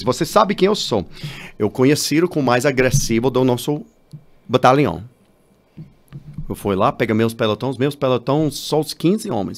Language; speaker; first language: Portuguese; non-native, learner; English